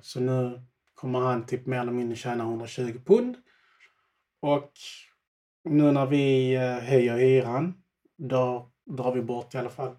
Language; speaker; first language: Swedish; early bilingual, other home language; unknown